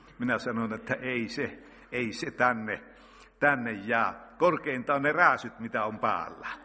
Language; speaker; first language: Finnish; native; Finnish